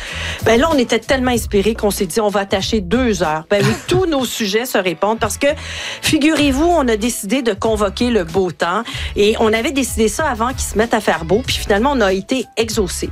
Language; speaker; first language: French; native; French